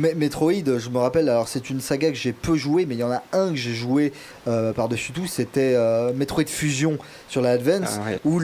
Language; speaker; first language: French; native; French